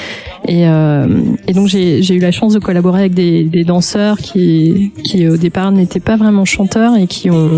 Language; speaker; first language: French; native; French